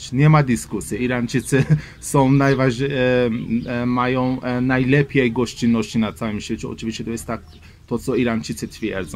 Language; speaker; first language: Polish; non-native, learner; Persian